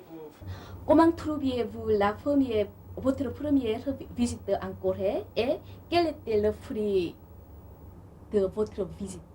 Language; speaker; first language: French; non-native, learner; Korean